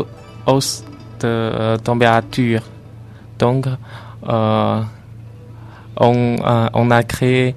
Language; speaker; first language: French; non-native, learner; Chinese